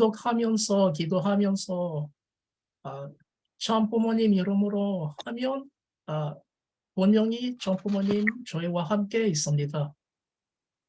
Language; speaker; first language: Korean; non-native, learner; French